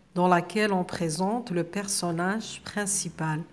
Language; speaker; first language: French; non-native, local second language; Arabic